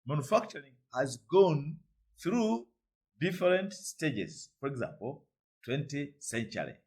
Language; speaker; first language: English; non-native, local second language; Swahili